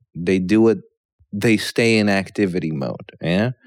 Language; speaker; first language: English; early bilingual, other home language; Polish